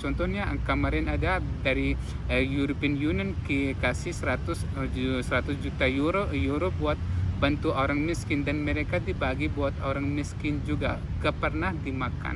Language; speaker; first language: Indonesian; non-native, fluent; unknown